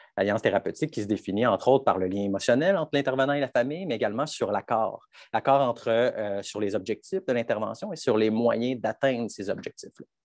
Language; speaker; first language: French; native; French